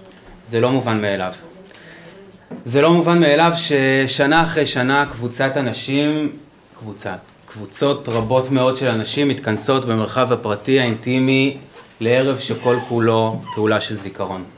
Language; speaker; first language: Hebrew; native; Hebrew